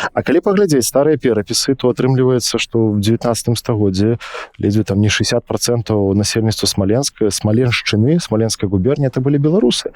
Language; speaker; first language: Belarusian; non-native, local second language; Russian